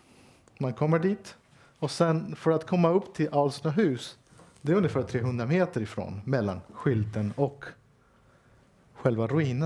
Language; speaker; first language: Swedish; non-native, fluent; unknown